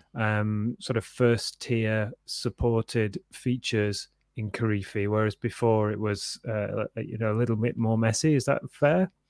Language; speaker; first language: English; native; English